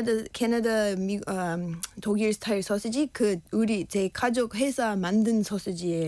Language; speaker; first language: Korean; non-native, learner; English